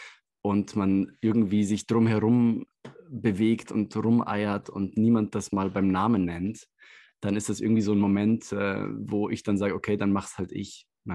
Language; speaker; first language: German; native; German